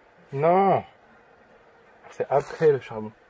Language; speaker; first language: French; native; French